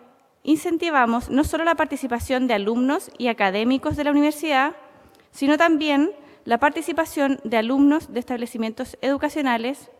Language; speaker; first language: Spanish; native; Spanish